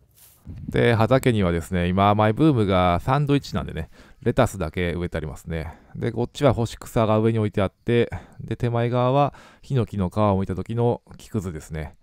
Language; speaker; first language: Japanese; native; Japanese